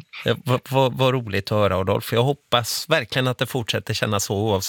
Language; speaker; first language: Swedish; native; Swedish